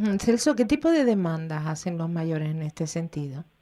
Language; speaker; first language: Spanish; native; Spanish